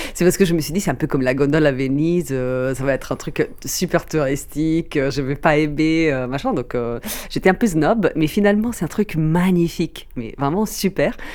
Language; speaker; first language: French; non-native, fluent; Italian